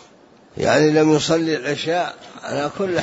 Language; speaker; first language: Arabic; native; Arabic